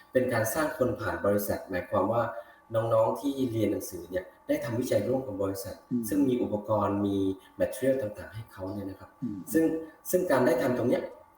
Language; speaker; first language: Thai; native; Thai